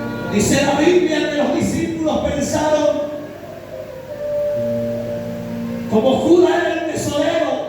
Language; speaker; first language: Spanish; native; Spanish